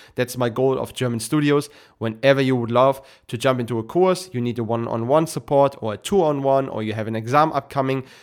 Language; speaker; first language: English; non-native, fluent; German